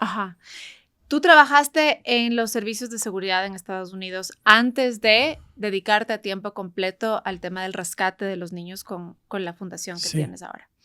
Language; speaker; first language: Spanish; native; Spanish